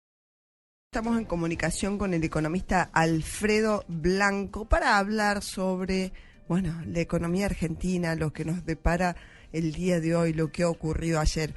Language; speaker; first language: Spanish; native; Spanish